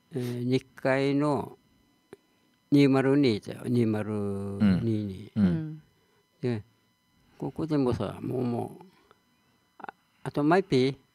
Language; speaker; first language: Japanese; native; Japanese